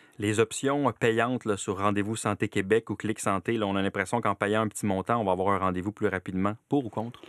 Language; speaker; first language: French; native; French